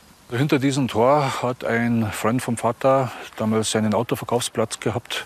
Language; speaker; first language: German; native; German